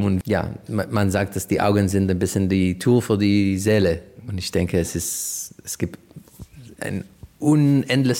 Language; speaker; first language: German; non-native, fluent; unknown